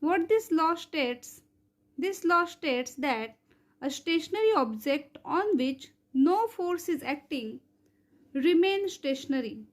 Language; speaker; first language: English; non-native, local second language; Marathi